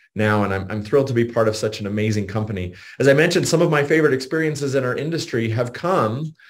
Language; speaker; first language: English; native; English